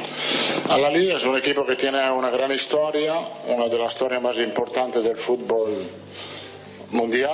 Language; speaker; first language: Spanish; non-native, fluent; Italian